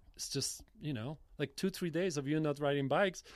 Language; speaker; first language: English; non-native, fluent; Polish